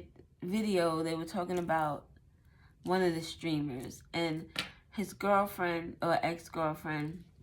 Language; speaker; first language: English; native; English